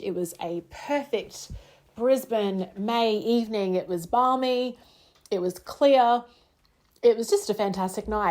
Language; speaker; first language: English; native; English